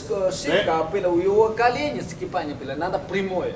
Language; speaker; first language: Russian; non-native, learner; Chinese